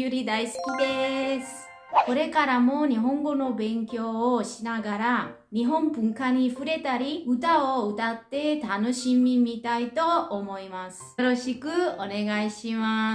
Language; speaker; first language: Japanese; non-native, learner; Italian